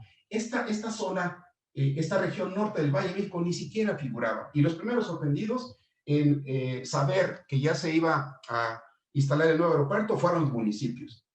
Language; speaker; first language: Spanish; native; Spanish